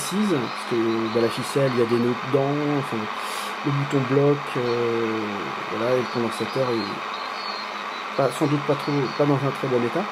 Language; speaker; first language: French; native; French